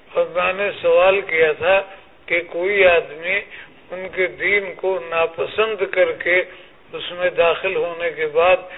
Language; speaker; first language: Urdu; native; Urdu